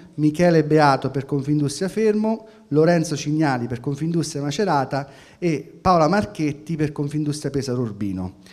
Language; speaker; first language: Italian; native; Italian